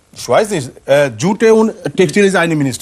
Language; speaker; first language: German; non-native, learner; Bangla